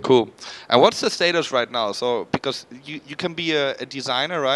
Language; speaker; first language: English; non-native, fluent; German